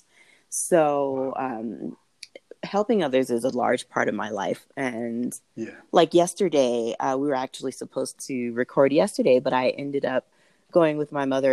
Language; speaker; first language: English; native; English